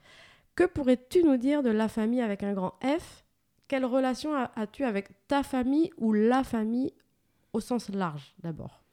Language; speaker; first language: French; native; French